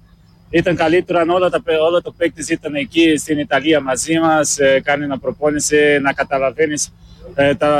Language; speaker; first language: Greek; non-native, learner; Portuguese